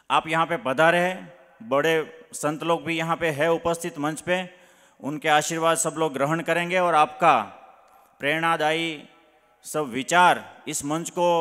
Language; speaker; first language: Hindi; non-native, local second language; Gujarati